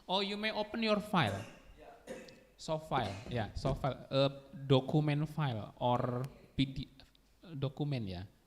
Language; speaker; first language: English; non-native, learner; Indonesian